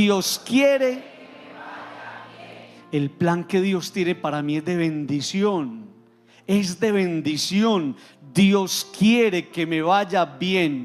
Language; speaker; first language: Spanish; native; Spanish